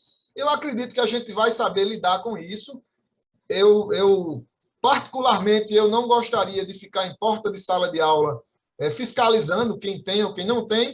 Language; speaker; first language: Portuguese; native; Portuguese